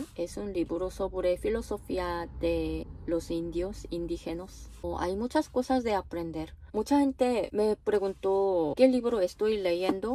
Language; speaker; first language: Spanish; non-native, fluent; Korean